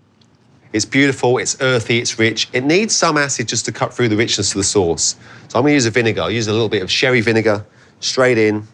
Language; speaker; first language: English; native; English